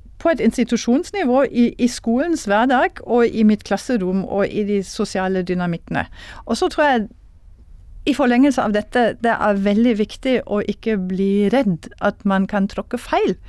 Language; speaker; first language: Norwegian; non-native, fluent; German